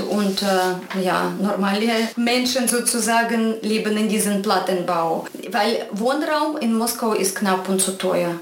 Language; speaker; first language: German; non-native, fluent; Russian